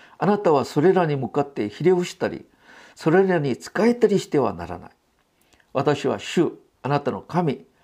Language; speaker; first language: Japanese; non-native, fluent; Korean